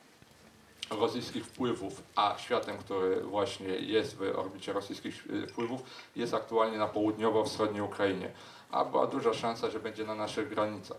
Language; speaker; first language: Polish; native; Polish